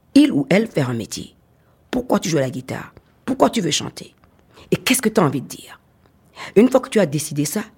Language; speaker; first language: French; non-native, local second language; Fon